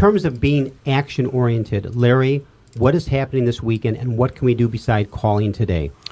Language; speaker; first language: English; native; English